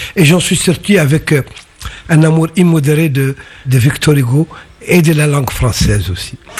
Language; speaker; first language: French; non-native, local second language; Arabic